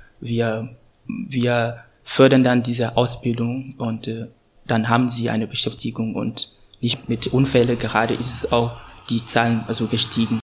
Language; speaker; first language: German; non-native, fluent; Ewe